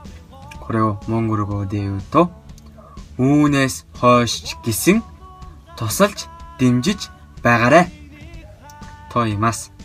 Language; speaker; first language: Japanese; non-native, fluent; Mongolian